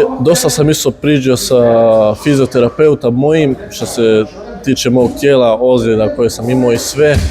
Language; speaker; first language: Bosnian; early bilingual, heritage; Bosnian